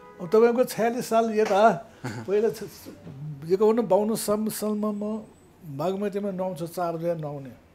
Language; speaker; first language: Nepali; non-native, local second language; Newari